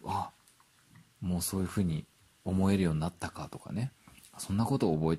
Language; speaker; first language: Japanese; native; Japanese